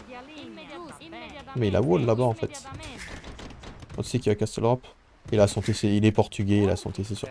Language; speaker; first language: French; native; French